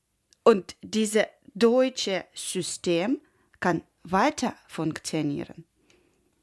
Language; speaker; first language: German; non-native, learner; Ukrainian